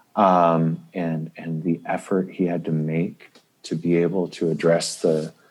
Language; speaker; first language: English; native; English